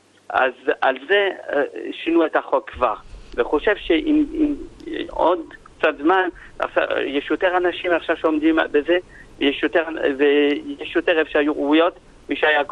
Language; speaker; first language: Hebrew; non-native, fluent; French